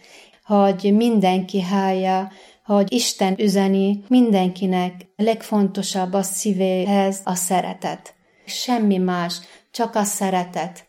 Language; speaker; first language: Hungarian; non-native, learner; Arabic